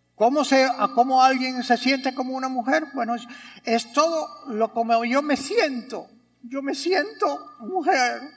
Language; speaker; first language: Spanish; early bilingual, heritage; Spanish